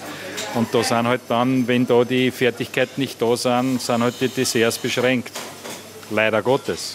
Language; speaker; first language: German; native; German